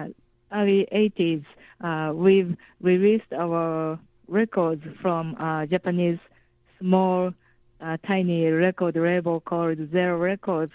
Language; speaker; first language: English; non-native, fluent; Japanese